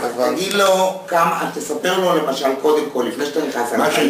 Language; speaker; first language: Hebrew; native; Hebrew